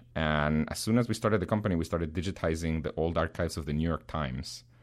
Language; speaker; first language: English; non-native, fluent; Spanish